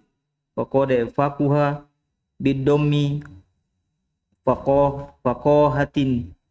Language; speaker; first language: Arabic; non-native, learner; Indonesian